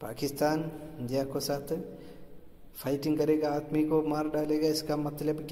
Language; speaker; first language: Hindi; non-native, local second language; Malayalam